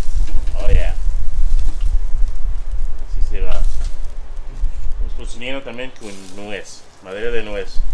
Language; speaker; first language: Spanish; early bilingual, heritage; English